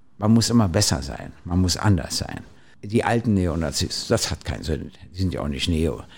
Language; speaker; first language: German; native; German